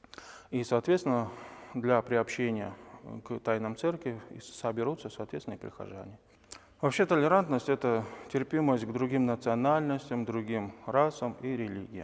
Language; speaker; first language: Russian; non-native, fluent; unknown